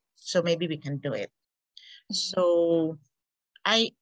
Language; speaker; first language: English; non-native, local second language; Hiligaynon